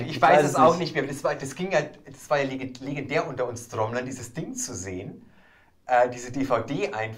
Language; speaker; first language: German; native; German